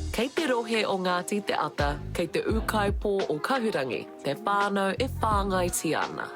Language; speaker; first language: Māori; non-native, local second language; English